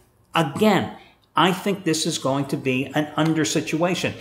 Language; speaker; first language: English; native; English